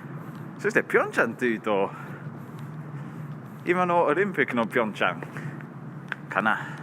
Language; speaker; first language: Japanese; non-native, learner; English